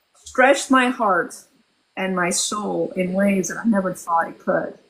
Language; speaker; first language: English; early bilingual, other home language; Albanian